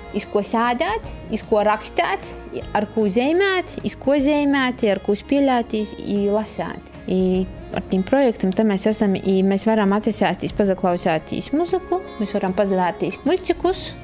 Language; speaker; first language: Latvian; native; Latvian